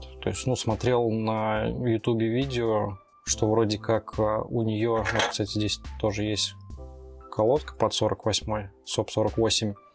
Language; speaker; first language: Russian; native; Russian